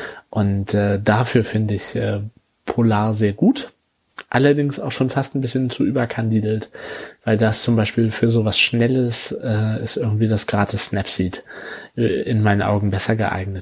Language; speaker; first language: German; native; German